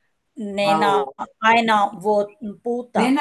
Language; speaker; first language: Finnish; non-native, learner; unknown